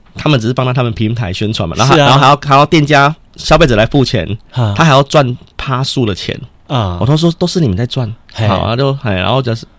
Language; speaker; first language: Chinese; native; Chinese